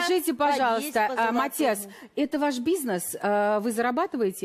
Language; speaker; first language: Russian; native; Russian